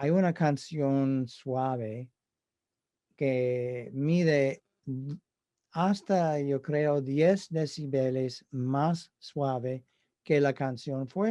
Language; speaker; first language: Spanish; non-native, fluent; English